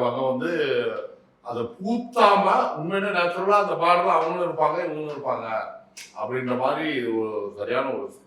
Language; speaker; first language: Tamil; native; Tamil